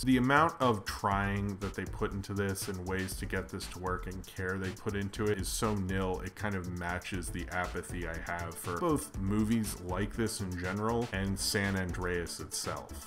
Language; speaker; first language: English; native; English